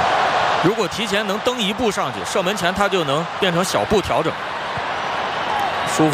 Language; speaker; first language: Chinese; native; Chinese